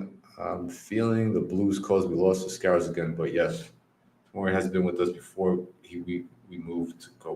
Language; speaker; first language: English; native; English